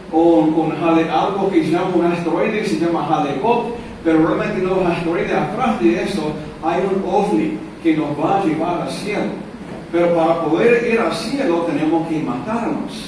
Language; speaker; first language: Spanish; non-native, fluent; English